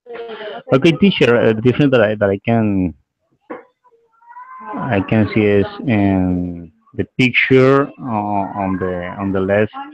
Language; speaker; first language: English; non-native, learner; Spanish